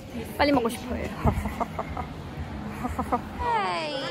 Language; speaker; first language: Korean; non-native, fluent; Thai